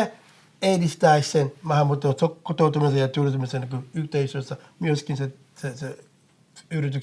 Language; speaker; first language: Finnish; non-native, fluent; English